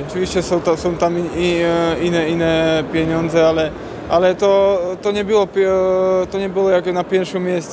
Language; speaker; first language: Polish; non-native, learner; Slovak